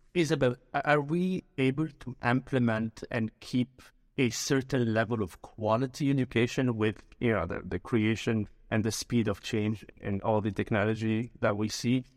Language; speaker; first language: English; early bilingual, other home language; Arabic